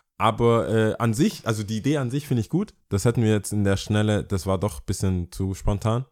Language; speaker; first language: German; early bilingual, other home language; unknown